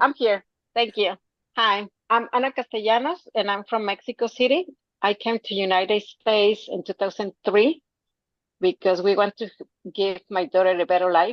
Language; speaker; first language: English; non-native, fluent; Spanish